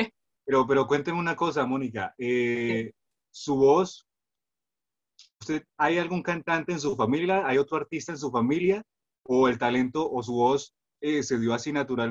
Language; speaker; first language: Spanish; native; Spanish